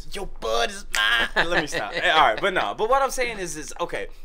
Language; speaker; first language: English; native; English